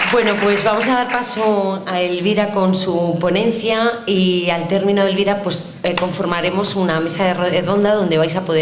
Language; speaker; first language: Spanish; native; Spanish